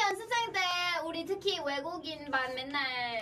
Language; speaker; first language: Korean; non-native, fluent; Thai